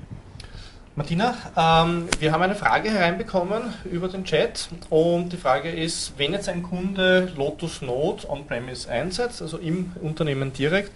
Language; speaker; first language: German; native; German